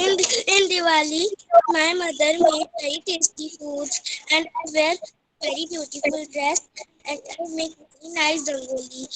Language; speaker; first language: English; non-native, learner; Hindi